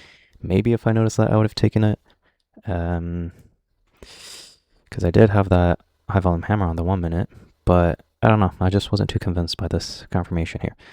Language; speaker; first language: English; native; English